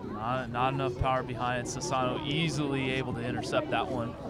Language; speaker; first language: English; native; English